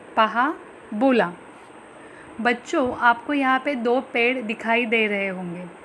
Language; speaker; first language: Hindi; non-native, local second language; Marathi